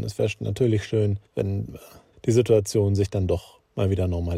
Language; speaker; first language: German; native; German